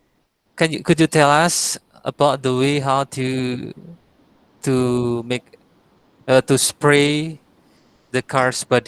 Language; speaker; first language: English; non-native, fluent; Indonesian